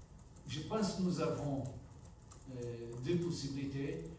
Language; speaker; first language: French; non-native, fluent; Portuguese